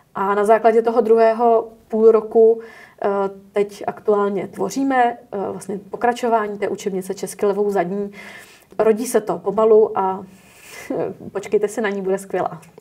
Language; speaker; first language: Czech; native; Czech